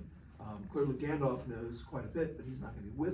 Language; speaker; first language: English; native; English